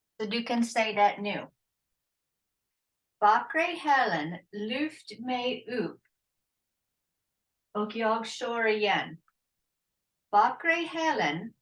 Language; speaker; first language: Swedish; non-native, learner; English